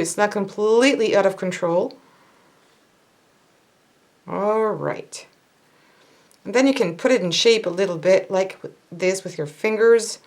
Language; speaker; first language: English; non-native, fluent; French